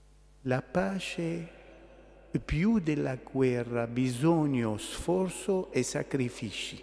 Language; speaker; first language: Italian; non-native, learner; Arabic